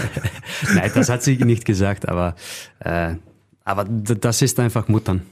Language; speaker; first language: German; non-native, fluent; Icelandic